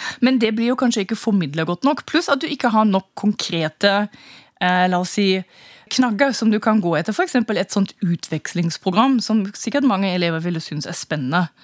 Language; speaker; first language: Norwegian; non-native, fluent; German